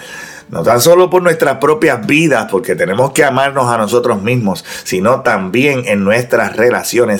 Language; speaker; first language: Spanish; native; Spanish